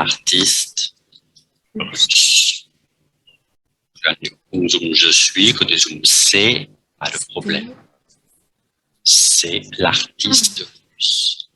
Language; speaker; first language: French; non-native, fluent; Vietnamese